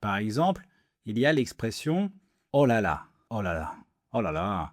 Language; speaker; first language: French; native; French